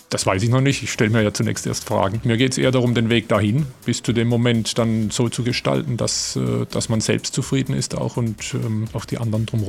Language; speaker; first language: German; native; German